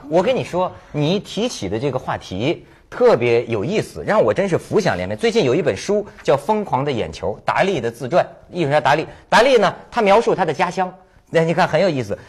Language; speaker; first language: Chinese; native; Chinese